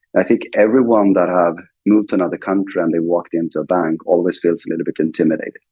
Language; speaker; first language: English; non-native, fluent; Swedish